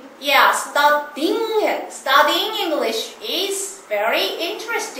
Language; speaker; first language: English; non-native, fluent; Korean